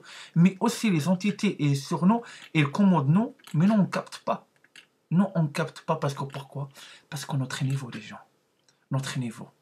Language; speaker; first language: French; non-native, learner; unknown